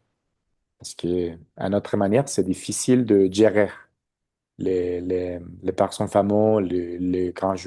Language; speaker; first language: French; non-native, learner; Spanish